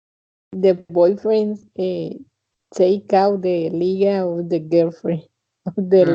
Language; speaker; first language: English; non-native, fluent; Spanish